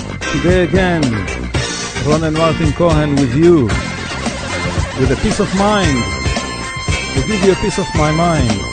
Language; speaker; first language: English; non-native, fluent; Hebrew